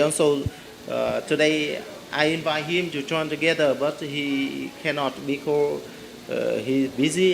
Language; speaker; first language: English; non-native, learner; Vietnamese